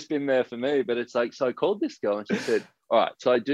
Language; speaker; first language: English; native; English